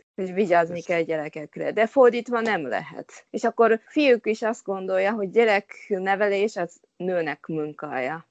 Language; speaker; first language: Hungarian; non-native, fluent; Japanese